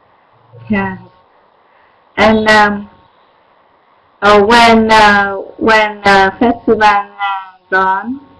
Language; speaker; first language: English; non-native, learner; Vietnamese